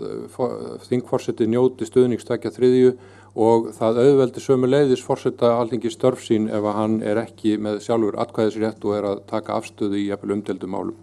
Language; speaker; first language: Icelandic; native; Icelandic